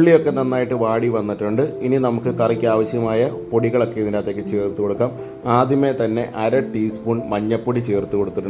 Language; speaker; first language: Malayalam; native; Malayalam